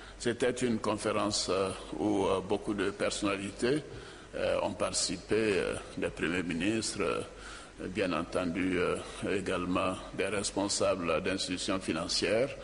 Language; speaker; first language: French; non-native, local second language; Dyula